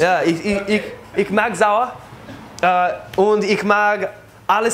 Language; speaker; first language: German; non-native, learner; English